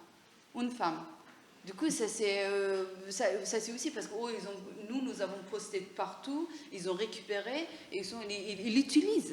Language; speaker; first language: French; non-native, learner; Persian